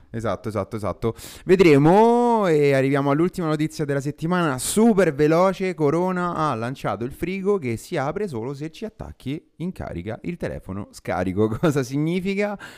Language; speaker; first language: Italian; native; Italian